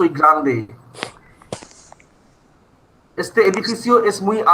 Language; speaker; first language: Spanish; non-native, fluent; Bangla